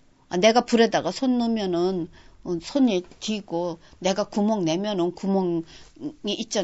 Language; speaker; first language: Korean; native; Korean